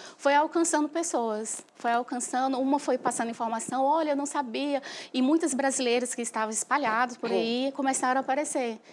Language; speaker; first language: Portuguese; native; Portuguese